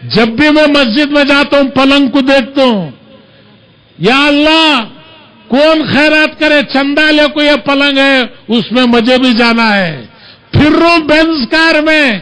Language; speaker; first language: Urdu; native; Urdu